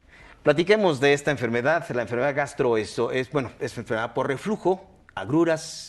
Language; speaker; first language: Spanish; native; Spanish